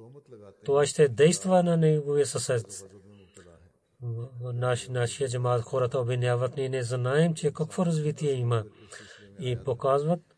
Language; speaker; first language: Bulgarian; non-native, learner; Urdu